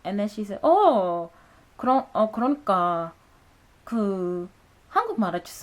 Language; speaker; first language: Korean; non-native, learner; English